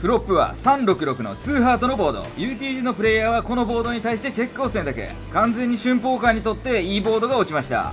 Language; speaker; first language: Japanese; native; Japanese